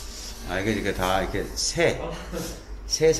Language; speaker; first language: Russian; non-native, learner; Korean